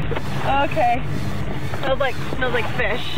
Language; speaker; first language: English; native; English